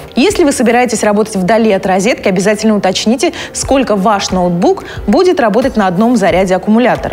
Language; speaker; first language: Russian; native; Russian